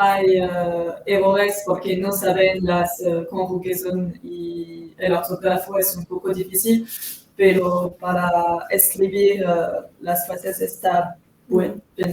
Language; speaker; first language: Spanish; non-native, learner; French